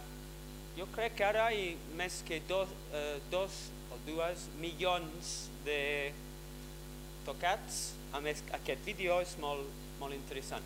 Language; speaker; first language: Catalan; non-native, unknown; English